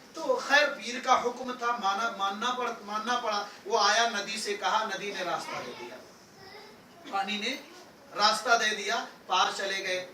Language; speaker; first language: Urdu; native; Urdu